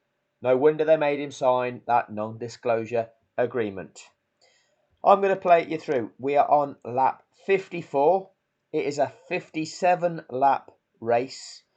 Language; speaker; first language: English; native; English